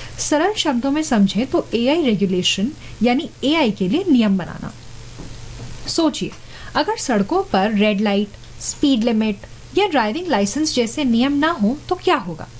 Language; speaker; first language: Hindi; native; Hindi